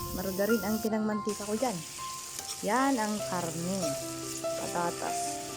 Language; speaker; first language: Filipino; non-native, local second language; Iloko